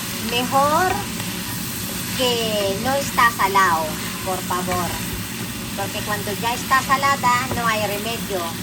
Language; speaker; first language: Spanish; non-native, fluent; Filipino